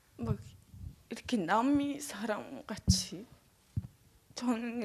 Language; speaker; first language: Korean; non-native, learner; Mongolian